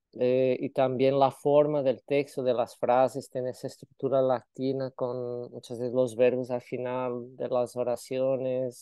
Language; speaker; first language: Spanish; non-native, fluent; Portuguese